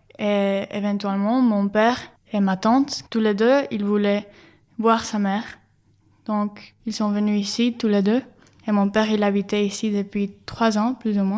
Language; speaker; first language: French; non-native, learner; Spanish